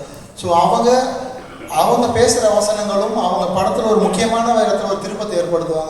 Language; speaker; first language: Tamil; native; Tamil